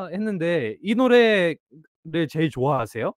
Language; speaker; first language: Korean; native; Korean